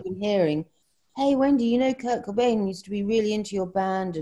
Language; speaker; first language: English; native; English